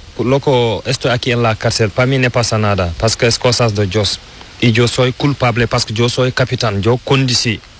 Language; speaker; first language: Spanish; non-native, learner; Fula